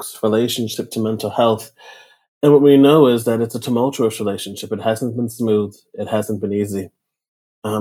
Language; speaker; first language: English; native; English